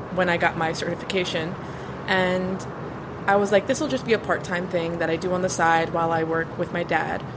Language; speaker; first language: English; native; English